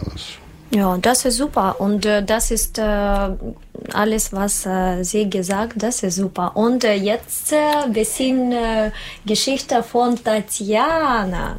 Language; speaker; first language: German; non-native, learner; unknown